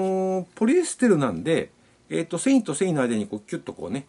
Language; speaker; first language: Japanese; native; Japanese